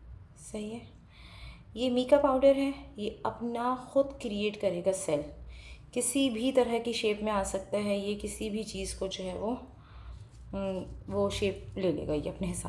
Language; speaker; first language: Hindi; native; Hindi